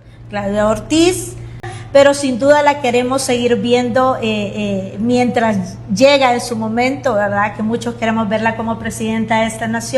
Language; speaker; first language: Spanish; native; Spanish